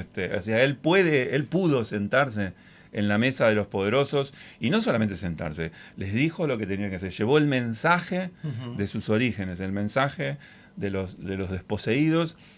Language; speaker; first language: Spanish; native; Spanish